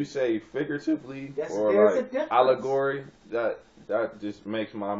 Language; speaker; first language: English; native; English